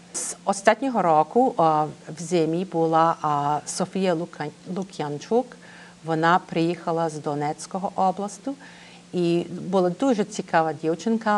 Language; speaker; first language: Ukrainian; early bilingual, heritage; English